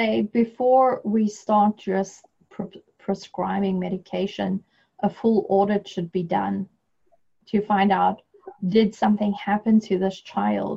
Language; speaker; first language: English; native; English